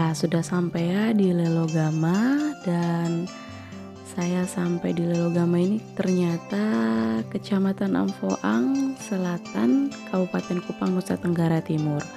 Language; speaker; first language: Indonesian; native; Indonesian